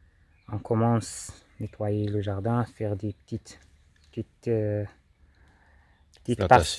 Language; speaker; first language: French; non-native, local second language; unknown